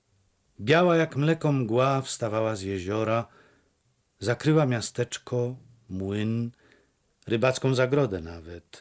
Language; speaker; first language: Polish; native; Polish